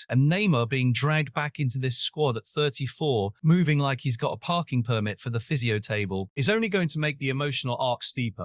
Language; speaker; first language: English; native; English